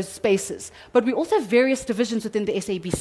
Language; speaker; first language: English; non-native, local second language; Zulu